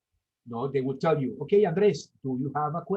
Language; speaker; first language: English; non-native, fluent; Spanish